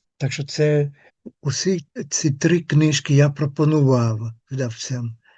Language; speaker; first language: Ukrainian; non-native, fluent; Finnish